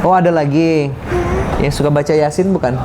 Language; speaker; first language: Indonesian; native; Indonesian